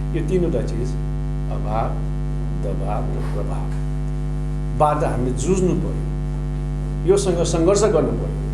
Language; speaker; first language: Nepali; non-native, local second language; Limburgish